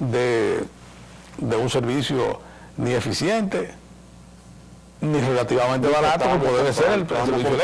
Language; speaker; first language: Spanish; native; Spanish